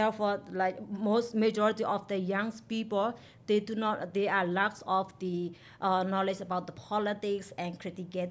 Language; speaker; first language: English; non-native, learner; Burmese